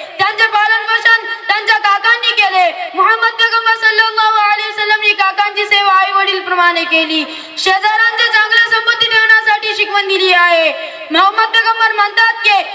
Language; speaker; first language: Marathi; non-native, local second language; Urdu